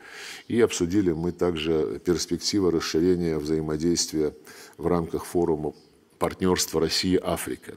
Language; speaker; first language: Russian; native; Russian